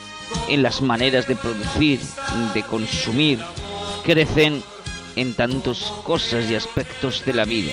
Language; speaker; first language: Spanish; native; Spanish